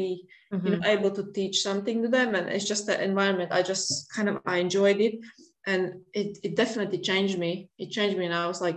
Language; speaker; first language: English; non-native, fluent; Latvian